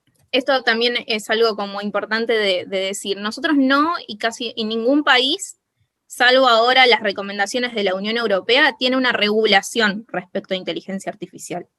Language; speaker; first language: Spanish; native; Spanish